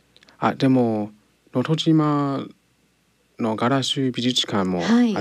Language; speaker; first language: Japanese; non-native, learner; English